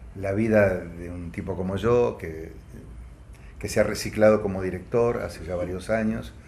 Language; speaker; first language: Spanish; native; Spanish